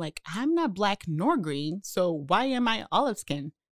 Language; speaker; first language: English; non-native, fluent; Portuguese